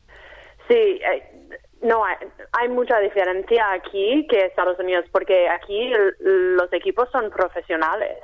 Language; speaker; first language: Spanish; non-native, fluent; English